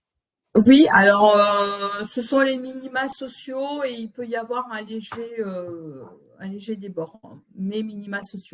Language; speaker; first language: French; native; French